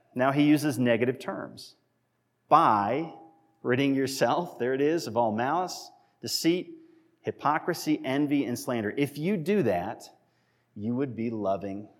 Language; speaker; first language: English; native; English